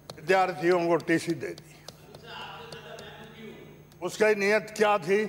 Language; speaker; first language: Hindi; native; Hindi